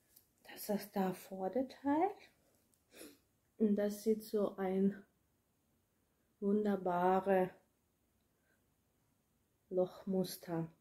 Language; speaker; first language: German; non-native, learner; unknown